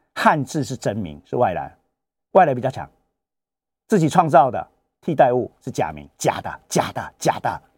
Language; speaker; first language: Chinese; native; Chinese